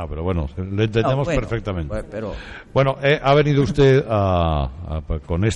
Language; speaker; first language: Spanish; native; Spanish